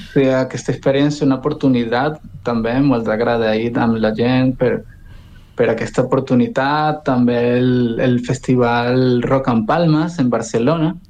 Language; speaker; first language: Catalan; non-native, learner; Spanish